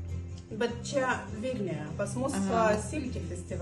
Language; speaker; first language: Lithuanian; non-native, learner; Russian